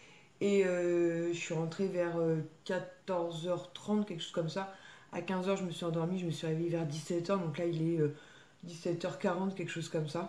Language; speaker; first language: French; native; French